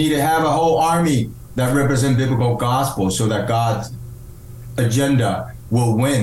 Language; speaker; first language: English; early bilingual, other home language; Chinese